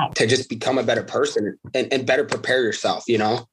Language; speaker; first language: English; non-native, fluent; Uzbek